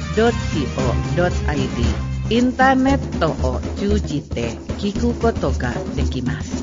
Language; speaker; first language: Japanese; non-native, learner; Indonesian